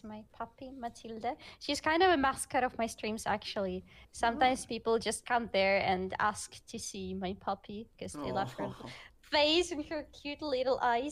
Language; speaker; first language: English; non-native, fluent; Russian